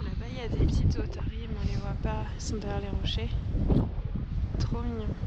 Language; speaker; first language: French; native; French